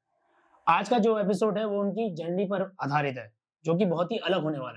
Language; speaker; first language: Hindi; native; Hindi